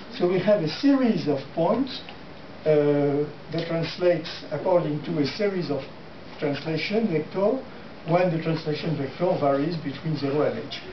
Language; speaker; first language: English; non-native, fluent; French